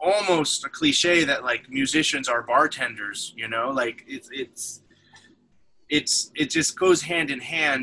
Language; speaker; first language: English; native; English